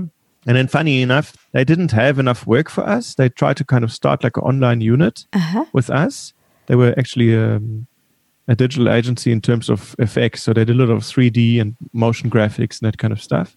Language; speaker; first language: English; non-native, fluent; German